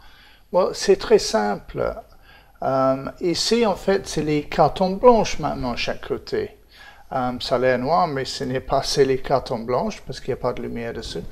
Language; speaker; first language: French; non-native, fluent; English